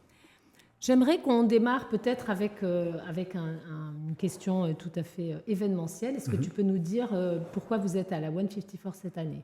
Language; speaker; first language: French; non-native, local second language; Arabic